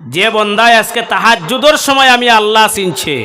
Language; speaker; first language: Bangla; non-native, local second language; Sylheti